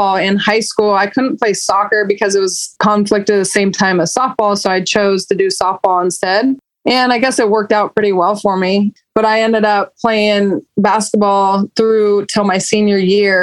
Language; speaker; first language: English; native; English